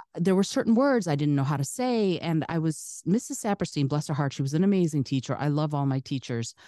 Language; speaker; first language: English; early bilingual, other home language; Russian